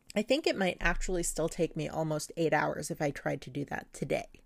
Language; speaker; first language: English; non-native, local second language; Filipino